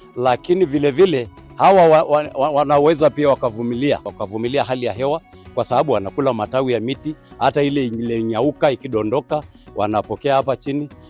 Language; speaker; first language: Swahili; non-native, local second language; Masai